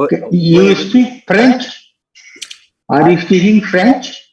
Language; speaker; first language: English; non-native, fluent; Punjabi